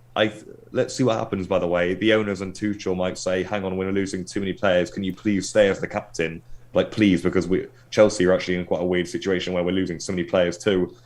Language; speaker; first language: English; native; English